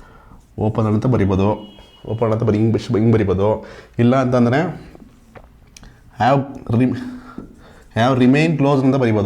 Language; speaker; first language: Kannada; native; Kannada